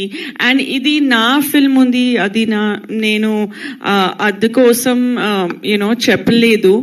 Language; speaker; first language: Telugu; non-native, local second language; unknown